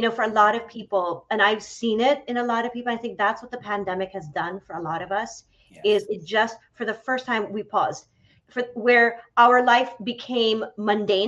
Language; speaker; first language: English; native; English